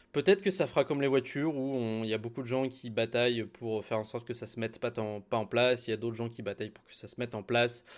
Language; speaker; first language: French; native; French